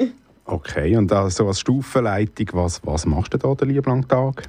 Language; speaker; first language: German; native; German